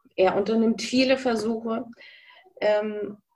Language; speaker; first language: German; early bilingual, other home language; Russian